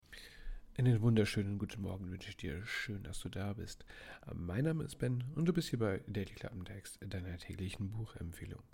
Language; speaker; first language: German; native; German